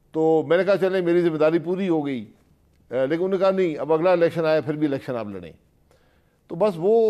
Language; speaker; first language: Urdu; non-native, local second language; Punjabi